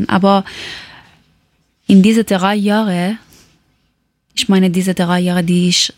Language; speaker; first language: German; non-native, learner; Persian